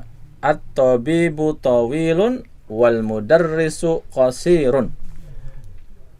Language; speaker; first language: Arabic; non-native, fluent; Indonesian